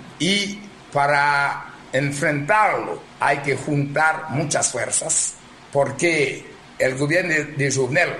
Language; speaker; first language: Spanish; non-native, fluent; Haitian Creole